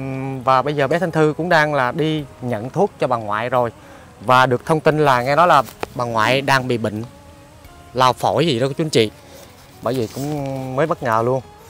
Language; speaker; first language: Vietnamese; native; Vietnamese